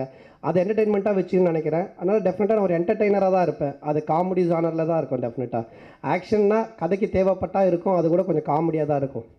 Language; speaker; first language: Tamil; native; Tamil